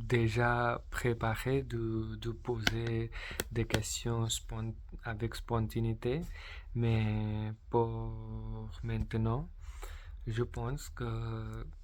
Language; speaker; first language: French; non-native, learner; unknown